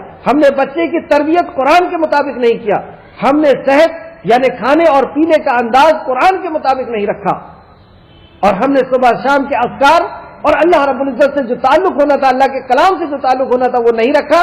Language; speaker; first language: Urdu; native; Urdu